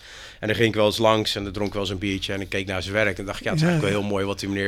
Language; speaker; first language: Dutch; native; Dutch